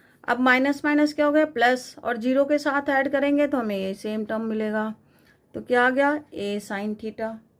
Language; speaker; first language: Hindi; native; Hindi